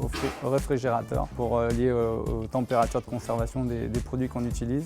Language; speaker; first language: French; native; French